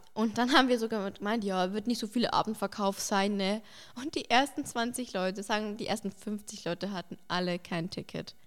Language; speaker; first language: German; early bilingual, other home language; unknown